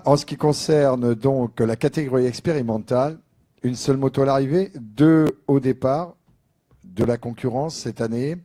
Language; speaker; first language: French; native; French